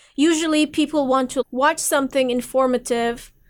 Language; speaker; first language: English; non-native, fluent; Turkish